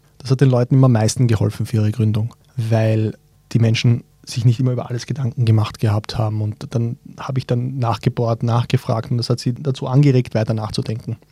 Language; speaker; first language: German; early bilingual, other home language; Bosnian